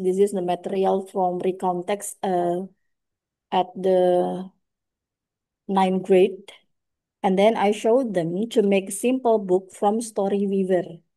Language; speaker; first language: English; non-native, learner; Indonesian